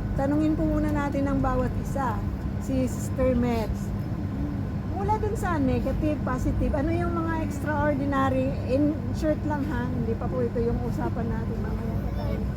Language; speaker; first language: Filipino; native; Filipino